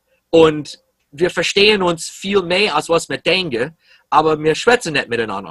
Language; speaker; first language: German; early bilingual, heritage; English